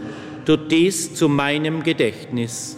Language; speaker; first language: German; native; German